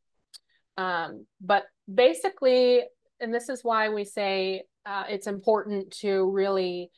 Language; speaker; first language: English; native; English